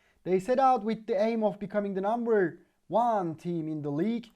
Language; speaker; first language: English; non-native, fluent; Turkish